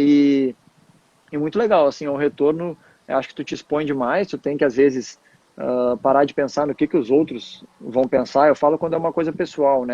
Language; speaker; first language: Portuguese; native; Portuguese